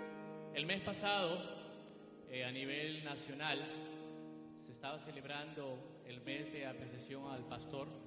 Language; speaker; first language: Spanish; native; Spanish